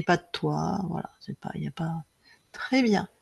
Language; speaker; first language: French; native; French